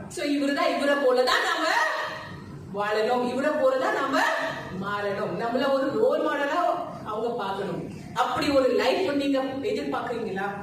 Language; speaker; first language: Tamil; non-native, fluent; Hindi